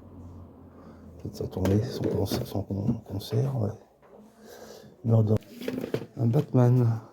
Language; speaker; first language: French; native; French